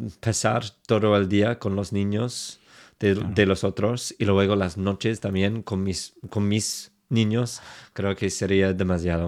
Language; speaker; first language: Spanish; non-native, fluent; English